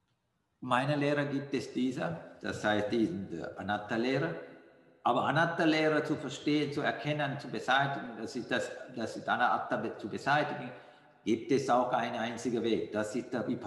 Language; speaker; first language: German; non-native, fluent; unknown